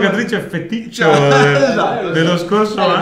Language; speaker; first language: Italian; native; Italian